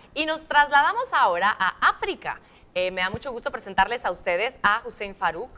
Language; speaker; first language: Spanish; native; Spanish